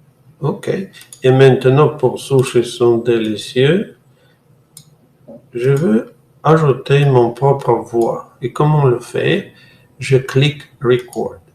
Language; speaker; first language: French; non-native, fluent; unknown